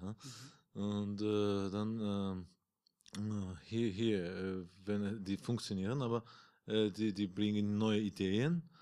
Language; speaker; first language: German; non-native, learner; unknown